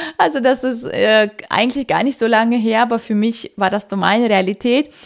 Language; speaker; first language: German; early bilingual, other home language; Russian